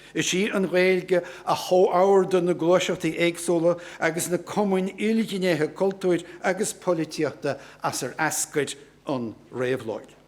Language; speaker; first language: Irish; native; Irish